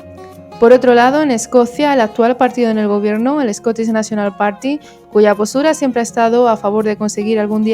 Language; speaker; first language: Spanish; native; Spanish